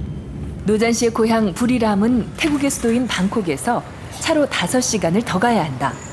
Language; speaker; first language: Korean; native; Korean